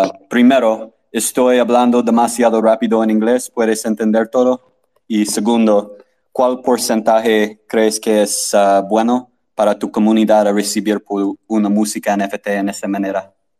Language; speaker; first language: Spanish; non-native, learner; English